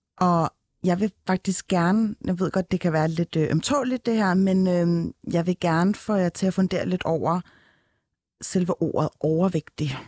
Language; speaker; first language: Danish; early bilingual, other home language; Turkish